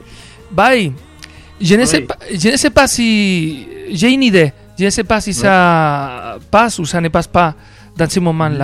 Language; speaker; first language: French; non-native, learner; Spanish